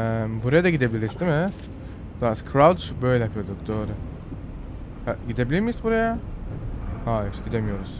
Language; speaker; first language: Turkish; early bilingual, heritage; Turkish